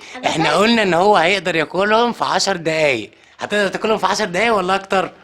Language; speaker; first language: Arabic; native; Arabic